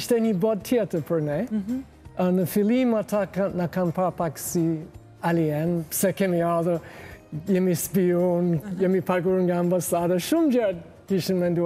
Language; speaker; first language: Albanian; non-native, learner; English